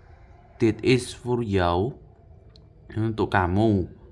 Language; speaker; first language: Dutch; non-native, learner; Indonesian